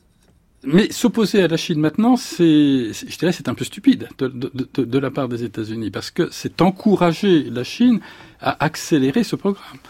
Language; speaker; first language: French; native; French